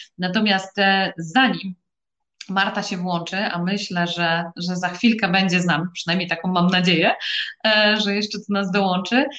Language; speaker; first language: Polish; native; Polish